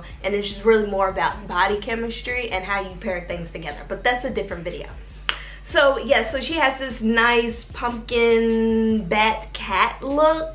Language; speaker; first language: English; native; English